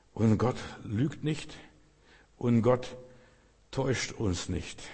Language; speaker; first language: German; non-native, fluent; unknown